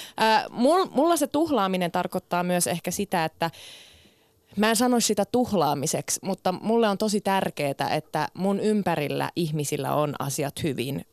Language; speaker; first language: Finnish; early bilingual, other home language; Turkish